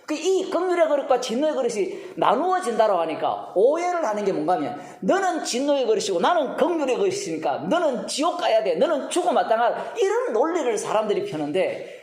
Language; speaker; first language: Korean; native; Korean